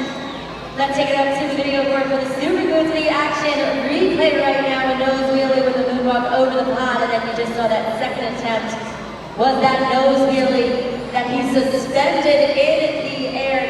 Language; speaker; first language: English; native; English